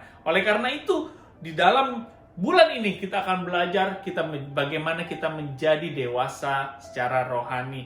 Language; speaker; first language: Indonesian; native; Indonesian